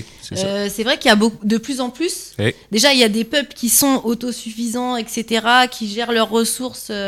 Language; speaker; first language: French; native; French